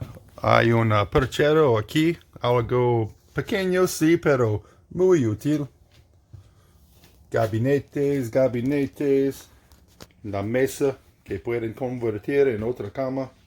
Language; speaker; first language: Spanish; non-native, fluent; English